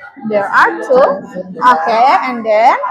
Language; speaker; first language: English; non-native, learner; Indonesian